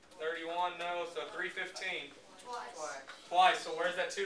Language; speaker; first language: English; native; English